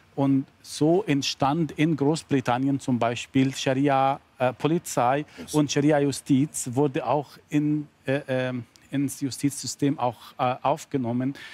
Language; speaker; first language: German; non-native, fluent; Arabic